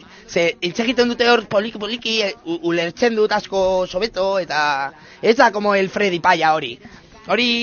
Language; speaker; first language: Basque; non-native, local second language; Spanish